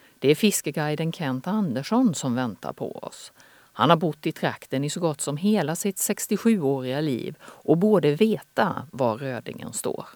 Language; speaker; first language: Swedish; native; Swedish